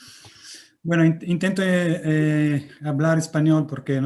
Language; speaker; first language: Spanish; non-native, fluent; Italian